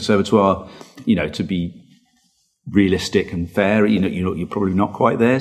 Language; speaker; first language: English; native; English